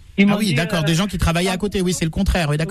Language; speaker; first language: French; native; French